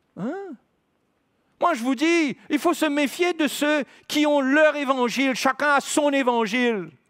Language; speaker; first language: French; native; French